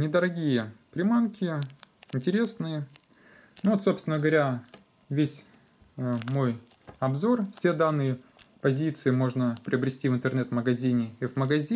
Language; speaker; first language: Russian; native; Russian